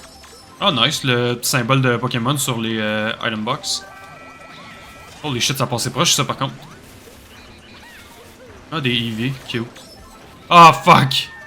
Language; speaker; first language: French; native; French